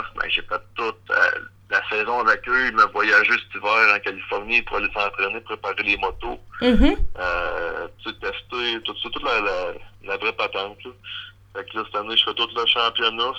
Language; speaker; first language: French; native; French